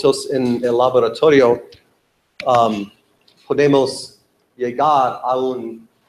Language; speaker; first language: Spanish; non-native, learner; English